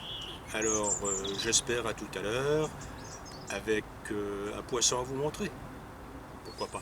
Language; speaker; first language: French; native; French